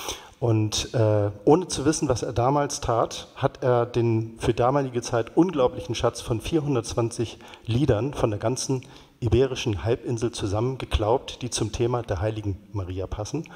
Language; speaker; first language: German; native; German